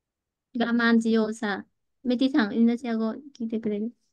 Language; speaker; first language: Japanese; non-native, fluent; Vietnamese